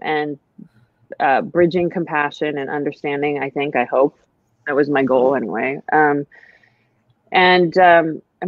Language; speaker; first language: English; native; English